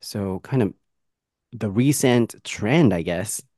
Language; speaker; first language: English; non-native, fluent; Japanese